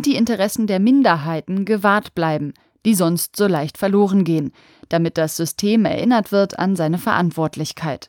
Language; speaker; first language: German; native; German